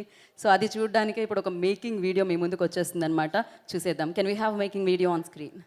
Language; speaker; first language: Telugu; native; Telugu